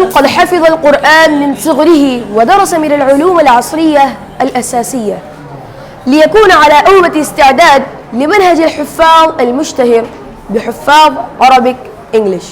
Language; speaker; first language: Arabic; non-native, fluent; Urdu